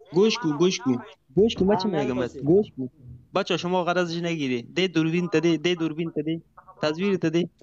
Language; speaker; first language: Persian; non-native, local second language; Pashto